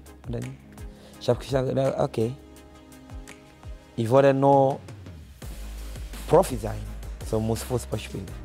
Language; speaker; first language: German; non-native, fluent; Akan